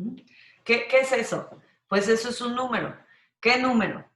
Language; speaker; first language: Spanish; native; Spanish